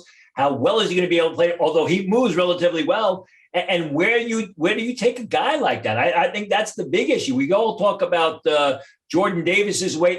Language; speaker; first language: English; native; English